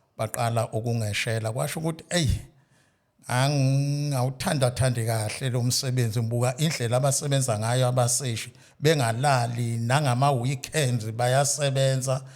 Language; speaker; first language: Zulu; native; Zulu